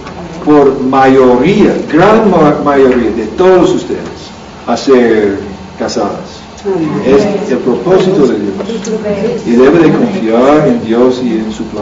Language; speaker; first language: Spanish; non-native, learner; English